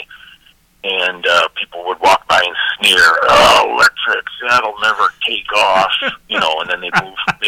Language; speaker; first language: English; native; English